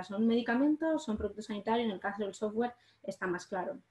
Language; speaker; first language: Spanish; native; Spanish